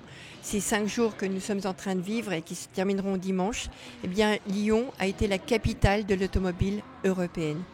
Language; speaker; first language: French; native; French